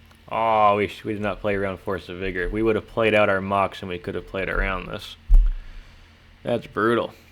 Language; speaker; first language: English; native; English